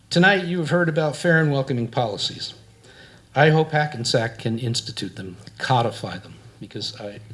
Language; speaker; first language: English; native; English